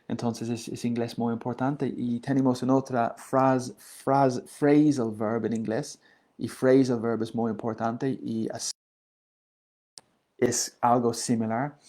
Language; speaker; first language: Spanish; non-native, learner; English